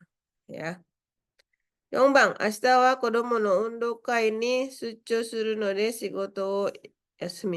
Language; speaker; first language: Japanese; non-native, fluent; Indonesian